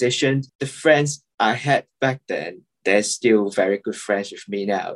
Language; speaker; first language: English; non-native, local second language; Cantonese